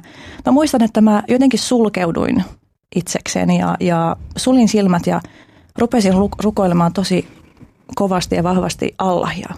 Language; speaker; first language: Finnish; early bilingual, other home language; Albanian